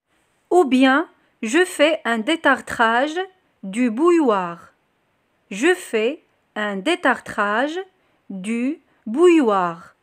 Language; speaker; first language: French; non-native, local second language; Arabic